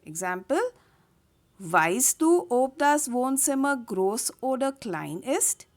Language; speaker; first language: German; non-native, fluent; Hindi